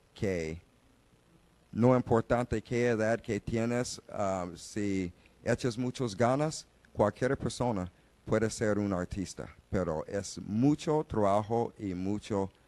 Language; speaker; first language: Spanish; non-native, learner; English